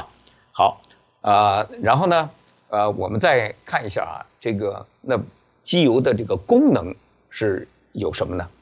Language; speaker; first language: Chinese; native; Chinese